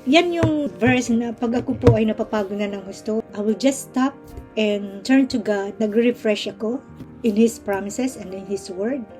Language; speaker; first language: English; non-native, local second language; Filipino